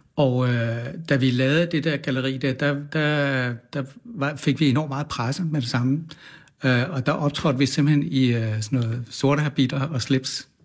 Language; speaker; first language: Danish; native; Danish